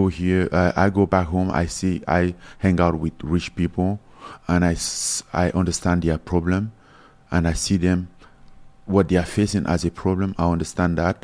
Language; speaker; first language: English; non-native, local second language; French